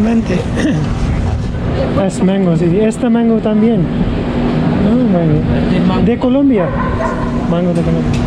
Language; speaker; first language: Spanish; non-native, learner; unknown